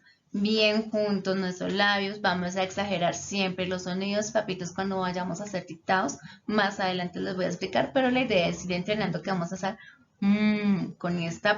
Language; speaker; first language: Spanish; native; Spanish